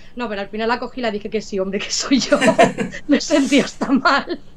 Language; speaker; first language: Spanish; native; Spanish